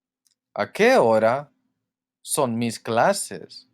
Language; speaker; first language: Spanish; non-native, fluent; English